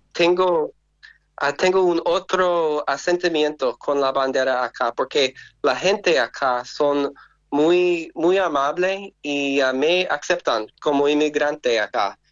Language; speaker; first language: Spanish; non-native, learner; English